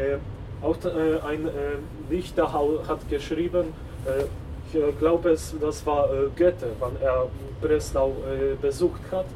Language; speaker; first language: German; non-native, fluent; Polish